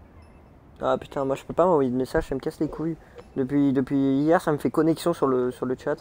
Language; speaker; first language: French; native; French